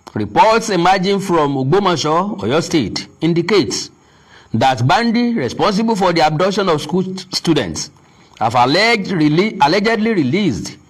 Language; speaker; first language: English; non-native, local second language; Yoruba